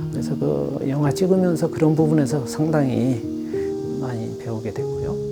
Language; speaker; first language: Korean; native; Korean